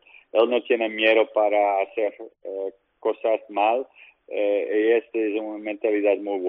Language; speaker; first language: Spanish; non-native, learner; Dutch